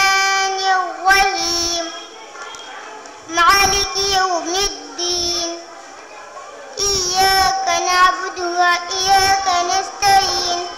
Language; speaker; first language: Arabic; non-native, learner; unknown